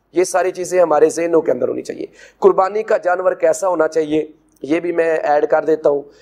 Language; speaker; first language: Urdu; non-native, local second language; Punjabi